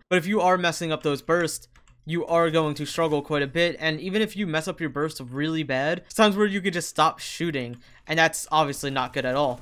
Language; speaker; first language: English; native; English